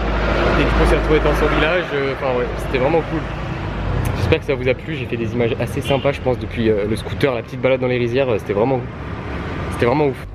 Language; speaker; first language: French; native; French